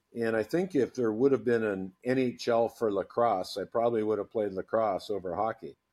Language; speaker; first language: English; native; English